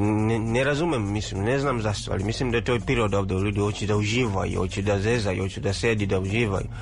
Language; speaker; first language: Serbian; non-native, fluent; Swahili